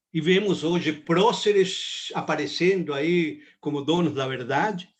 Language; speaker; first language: Portuguese; non-native, fluent; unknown